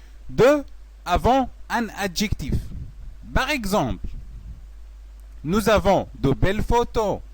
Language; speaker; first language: French; non-native, fluent; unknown